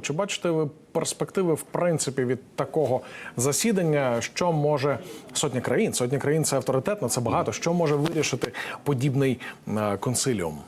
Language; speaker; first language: Ukrainian; native; Ukrainian